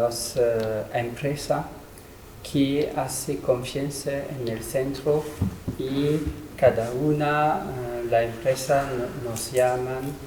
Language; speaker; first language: Spanish; non-native, learner; French